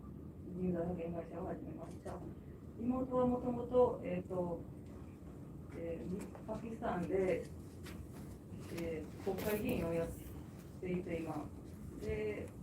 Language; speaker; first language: Japanese; non-native, fluent; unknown